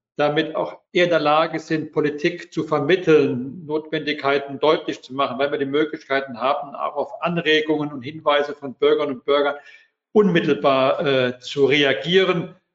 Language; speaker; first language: German; native; German